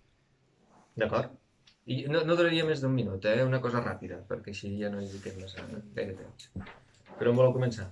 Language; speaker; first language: Catalan; native; Catalan